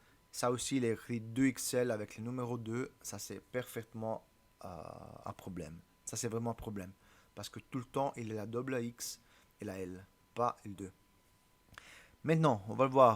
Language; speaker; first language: French; non-native, learner; Italian